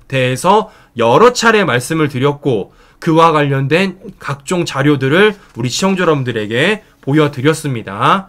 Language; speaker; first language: Korean; native; Korean